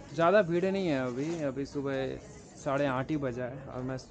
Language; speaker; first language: Hindi; native; Hindi